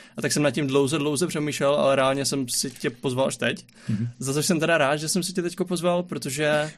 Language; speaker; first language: Czech; native; Czech